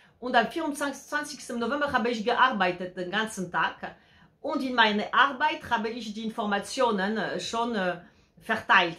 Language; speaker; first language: German; non-native, fluent; Polish